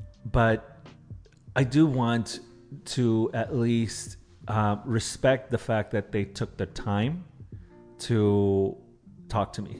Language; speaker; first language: English; early bilingual, other home language; Spanish